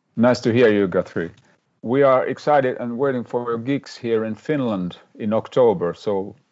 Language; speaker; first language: English; non-native, fluent; Finnish